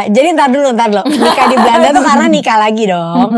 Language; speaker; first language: Indonesian; native; Indonesian